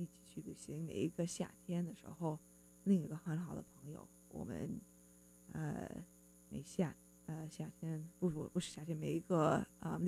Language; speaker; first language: Chinese; non-native, fluent; English